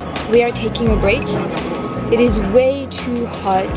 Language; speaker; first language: English; non-native, fluent; French